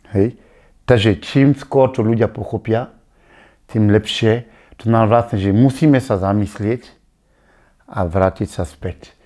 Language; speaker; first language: Slovak; non-native, fluent; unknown